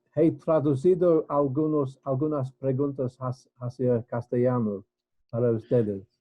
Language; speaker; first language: Spanish; non-native, fluent; English